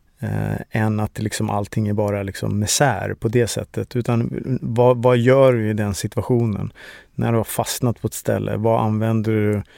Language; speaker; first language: Swedish; native; Swedish